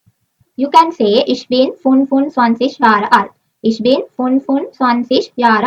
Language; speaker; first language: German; non-native, learner; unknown